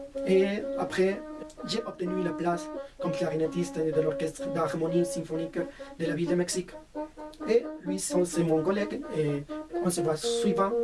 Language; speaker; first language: French; non-native, fluent; Spanish